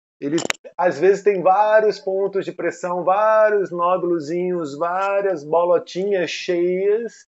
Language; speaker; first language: Portuguese; non-native, fluent; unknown